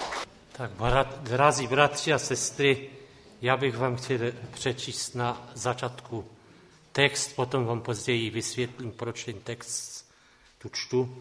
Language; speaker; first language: Czech; non-native, local second language; Polish